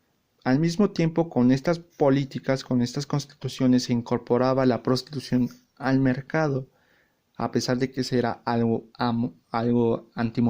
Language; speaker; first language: Spanish; native; Spanish